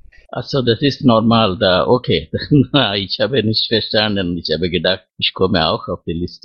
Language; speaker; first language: German; non-native, fluent; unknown